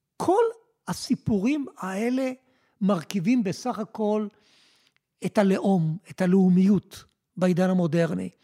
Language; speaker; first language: Hebrew; early bilingual, other home language; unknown